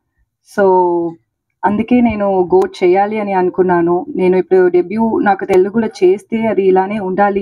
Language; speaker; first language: Telugu; non-native, learner; Tamil